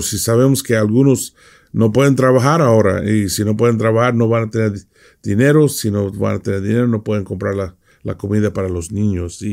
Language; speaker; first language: Spanish; non-native, fluent; English